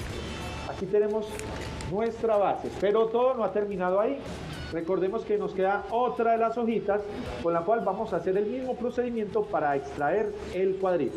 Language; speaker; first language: Spanish; native; Spanish